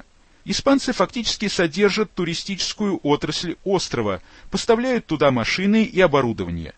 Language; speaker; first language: Russian; native; Russian